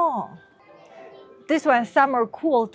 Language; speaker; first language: English; non-native, learner; Chinese